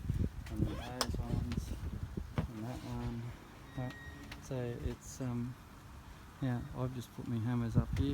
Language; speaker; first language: English; native; English